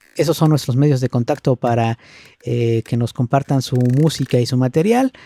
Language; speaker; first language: Spanish; native; Spanish